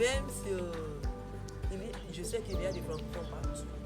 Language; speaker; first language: French; non-native, fluent; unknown